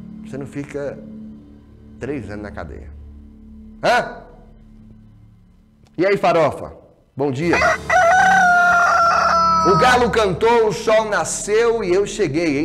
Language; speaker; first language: Portuguese; native; Portuguese